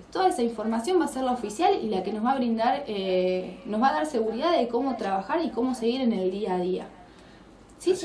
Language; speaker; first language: Spanish; native; Spanish